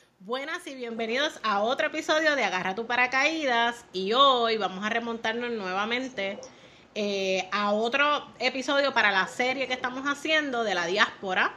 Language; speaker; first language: Spanish; native; Spanish